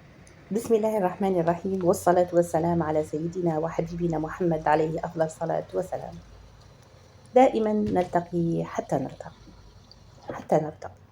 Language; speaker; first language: Arabic; native; Arabic